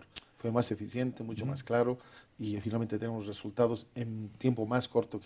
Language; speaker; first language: Spanish; native; Spanish